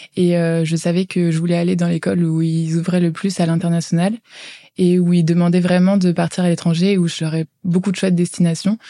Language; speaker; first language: French; native; French